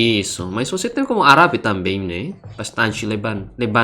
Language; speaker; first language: Portuguese; non-native, learner; Indonesian